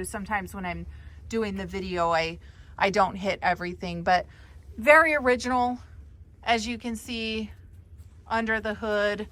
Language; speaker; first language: English; native; English